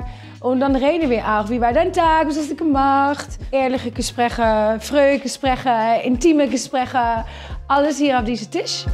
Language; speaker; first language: German; non-native, fluent; Dutch